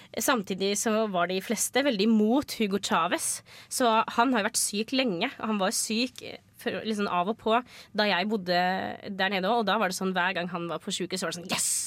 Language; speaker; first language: Norwegian; native; Norwegian